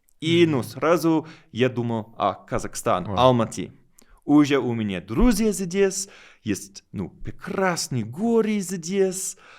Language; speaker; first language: Russian; non-native, learner; English